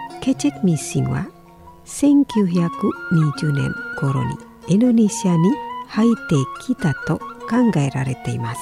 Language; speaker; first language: Japanese; non-native, fluent; Indonesian